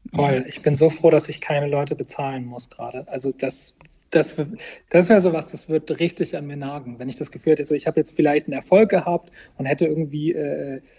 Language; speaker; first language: German; native; German